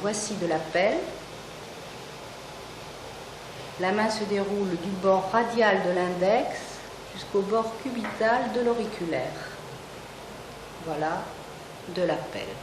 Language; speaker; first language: French; native; French